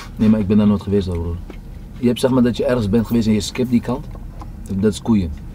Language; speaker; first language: Dutch; early bilingual, other home language; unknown